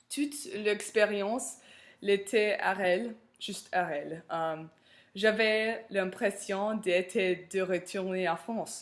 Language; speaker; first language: French; non-native, learner; English